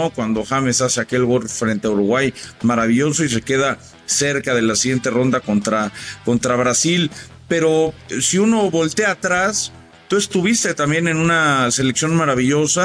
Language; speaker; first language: Spanish; native; Spanish